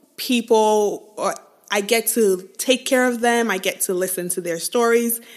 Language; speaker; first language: English; non-native, local second language; Igbo